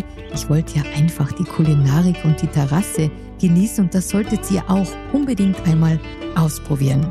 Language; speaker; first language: German; native; German